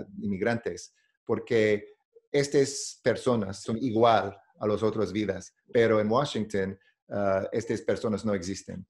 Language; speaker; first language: Spanish; non-native, learner; English